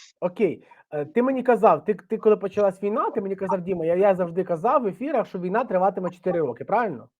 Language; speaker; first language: Ukrainian; native; Ukrainian